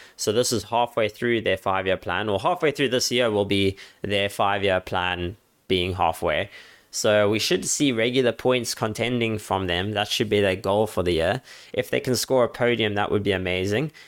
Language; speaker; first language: English; native; English